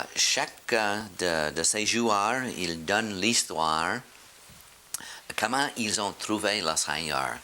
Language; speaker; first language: French; non-native, learner; English